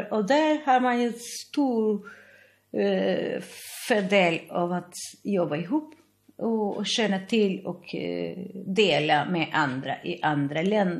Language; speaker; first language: Swedish; non-native, fluent; Spanish